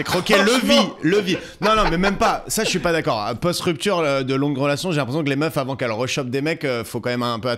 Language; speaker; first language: French; native; French